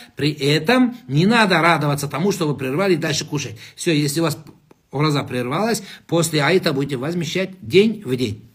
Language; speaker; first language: Russian; non-native, local second language; Kazakh